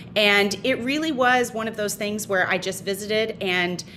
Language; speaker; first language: English; native; English